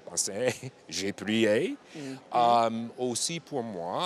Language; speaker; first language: French; non-native, learner; English